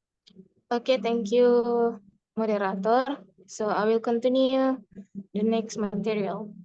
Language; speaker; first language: English; non-native, fluent; Indonesian